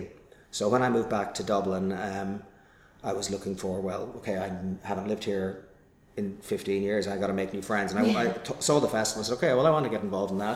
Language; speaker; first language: English; native; English